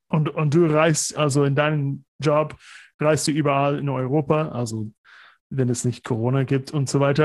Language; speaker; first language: German; non-native, fluent; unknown